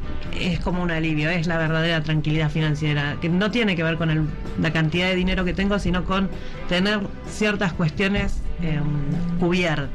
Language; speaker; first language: Spanish; native; Spanish